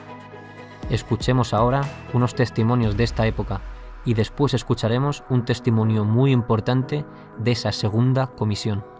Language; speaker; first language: Spanish; native; Spanish